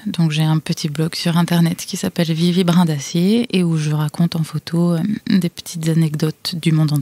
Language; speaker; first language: French; native; French